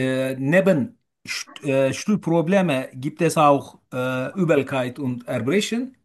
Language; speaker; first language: German; non-native, learner; Turkish